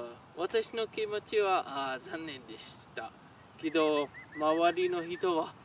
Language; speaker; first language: Japanese; non-native, learner; French